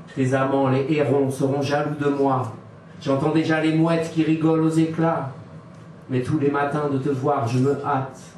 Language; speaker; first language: French; native; French